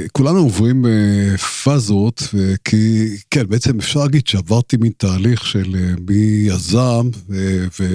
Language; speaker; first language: Hebrew; native; Hebrew